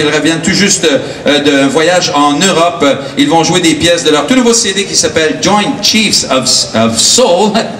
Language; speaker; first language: French; native; French